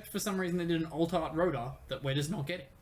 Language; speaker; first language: English; native; English